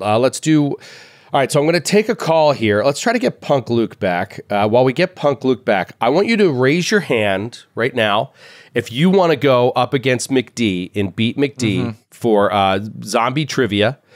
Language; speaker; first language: English; native; English